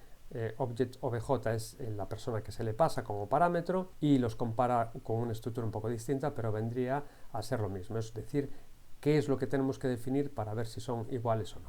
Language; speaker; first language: Spanish; native; Spanish